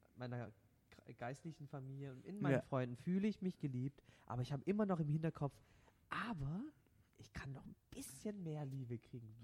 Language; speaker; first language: German; non-native, local second language; Vietnamese